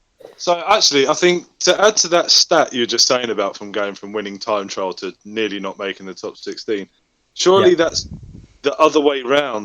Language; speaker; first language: English; native; English